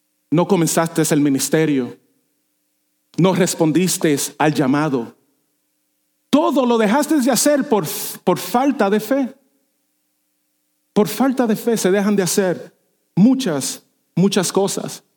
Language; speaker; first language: Spanish; native; Spanish